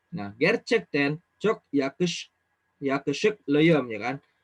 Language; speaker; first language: Turkish; non-native, fluent; Indonesian